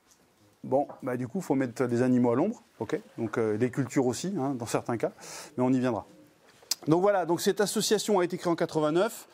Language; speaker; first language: French; native; French